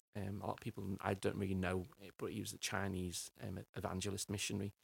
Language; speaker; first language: English; native; English